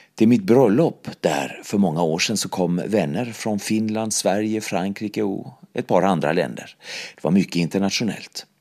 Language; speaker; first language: Swedish; native; Swedish